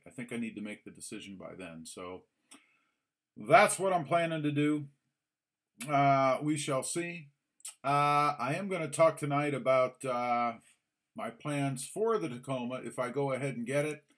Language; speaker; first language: English; native; English